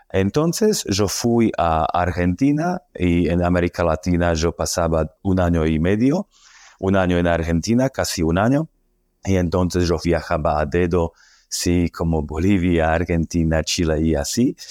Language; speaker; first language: Spanish; non-native, fluent; Slovak